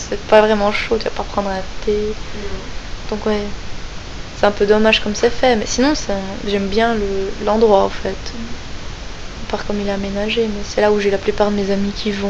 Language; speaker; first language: French; native; French